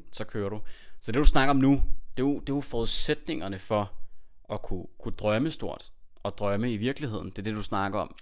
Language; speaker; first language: Danish; native; Danish